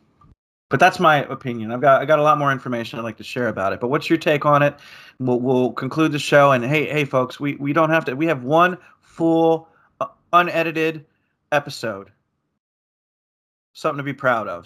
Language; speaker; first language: English; native; English